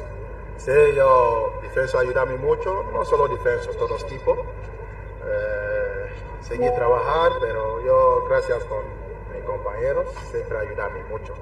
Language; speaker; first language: Spanish; non-native, learner; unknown